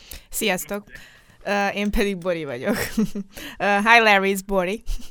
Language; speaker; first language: Hungarian; native; Hungarian